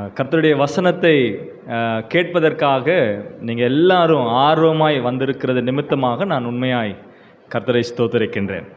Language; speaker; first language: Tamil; non-native, local second language; Telugu